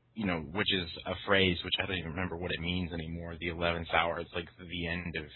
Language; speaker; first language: English; early bilingual, other home language; Chinese